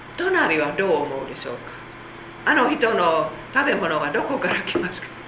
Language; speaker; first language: Japanese; non-native, fluent; Korean